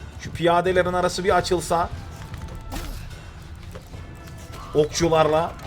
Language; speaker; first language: Turkish; native; Turkish